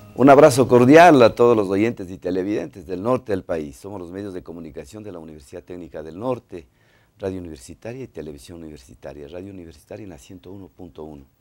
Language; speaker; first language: Spanish; native; Spanish